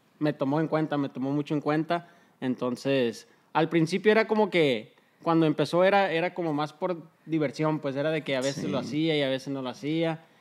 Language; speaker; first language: Spanish; early bilingual, heritage; Spanish